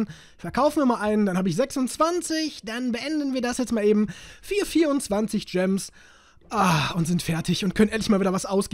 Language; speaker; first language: German; native; German